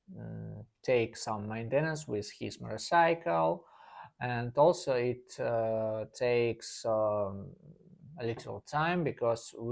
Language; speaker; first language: English; non-native, learner; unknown